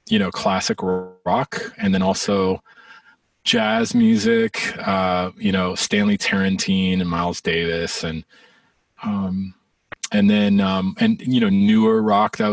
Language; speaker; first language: English; native; English